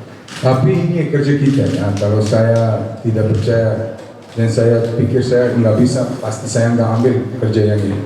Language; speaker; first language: Indonesian; non-native, fluent; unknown